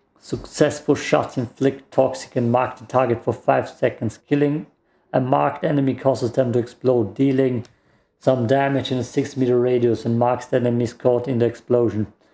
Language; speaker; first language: English; non-native, fluent; German